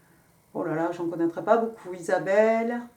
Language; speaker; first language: French; native; French